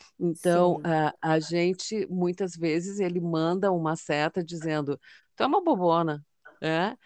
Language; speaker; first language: Portuguese; native; Portuguese